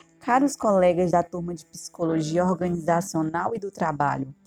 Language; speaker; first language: Portuguese; native; Portuguese